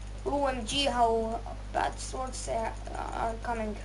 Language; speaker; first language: English; non-native, learner; Estonian